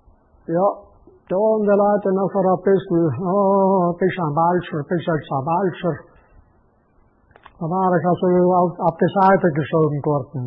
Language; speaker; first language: German; native; German